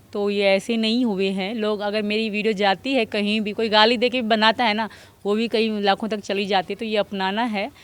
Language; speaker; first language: Urdu; non-native, local second language; Sindhi